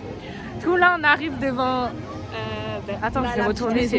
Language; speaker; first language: French; native; French